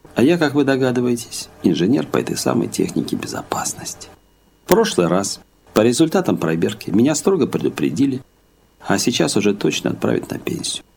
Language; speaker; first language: Russian; native; Russian